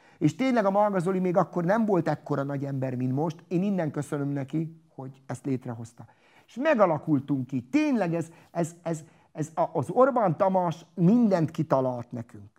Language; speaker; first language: Hungarian; non-native, local second language; Romany